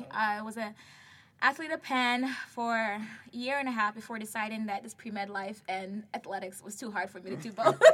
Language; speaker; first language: English; early bilingual, other home language; Yoruba